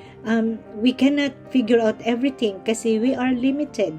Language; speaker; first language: English; non-native, local second language; Filipino